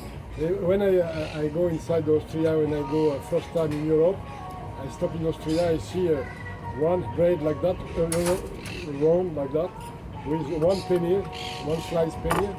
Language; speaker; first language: English; non-native, learner; French